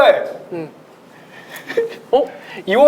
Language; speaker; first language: Korean; non-native, fluent; Chinese